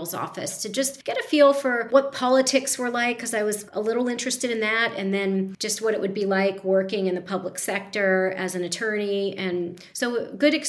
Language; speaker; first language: English; native; English